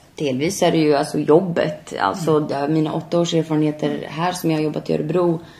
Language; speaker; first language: Swedish; early bilingual, other home language; Albanian